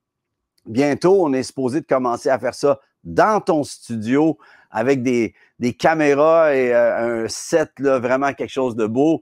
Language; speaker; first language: French; native; French